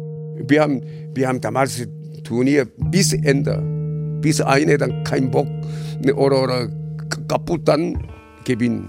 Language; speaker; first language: German; non-native, learner; Korean